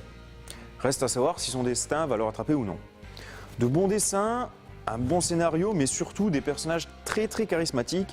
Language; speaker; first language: French; native; French